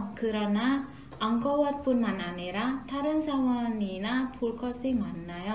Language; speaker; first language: Korean; non-native, fluent; Khmer